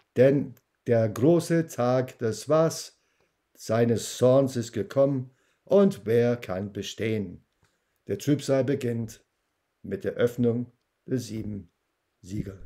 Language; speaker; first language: German; non-native, fluent; English